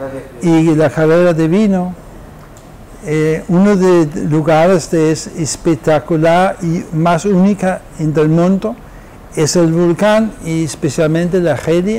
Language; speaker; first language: Spanish; non-native, fluent; Danish